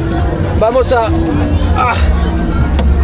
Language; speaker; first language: Spanish; non-native, learner; French